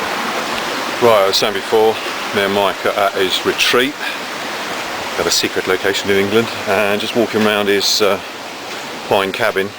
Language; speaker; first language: English; native; English